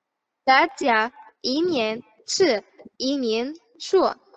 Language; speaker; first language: Chinese; non-native, learner; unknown